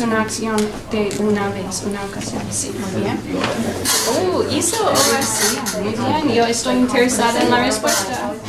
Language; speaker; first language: Spanish; non-native, fluent; English